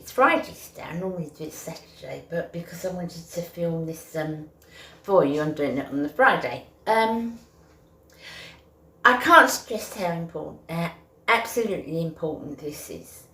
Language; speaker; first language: English; native; English